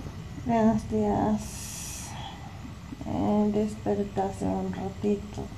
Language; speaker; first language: Spanish; non-native, fluent; Japanese